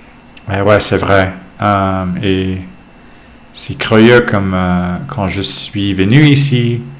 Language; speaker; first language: French; non-native, fluent; English